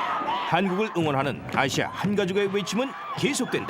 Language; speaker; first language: Korean; native; Korean